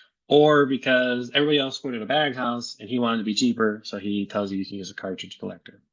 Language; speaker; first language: English; native; English